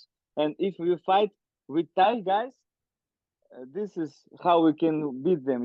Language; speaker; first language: English; non-native, learner; Russian